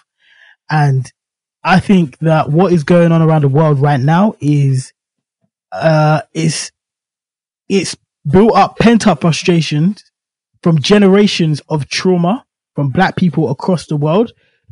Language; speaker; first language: English; native; English